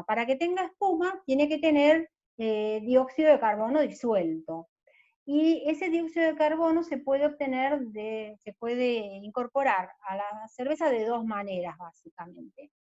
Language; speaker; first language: Spanish; native; Spanish